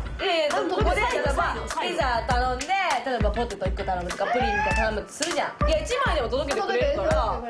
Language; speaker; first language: Japanese; native; Japanese